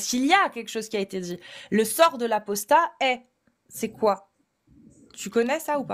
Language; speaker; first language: French; native; French